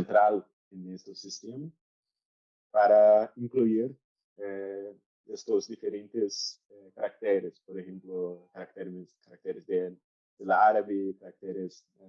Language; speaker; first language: Spanish; non-native, learner; Portuguese